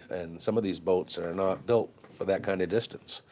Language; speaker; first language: English; native; English